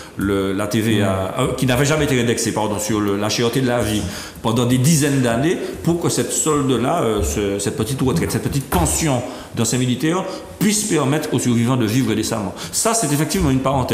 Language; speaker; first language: French; native; French